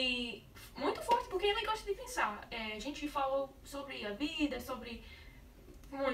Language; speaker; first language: Portuguese; non-native, learner; English